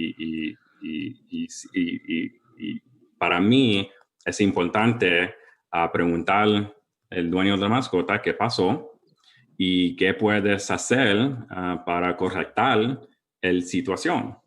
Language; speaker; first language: Spanish; early bilingual, heritage; English